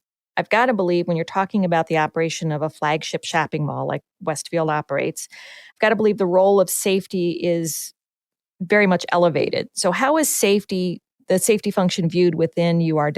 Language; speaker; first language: English; native; English